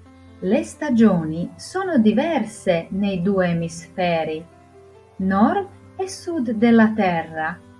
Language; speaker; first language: Italian; non-native, fluent; Croatian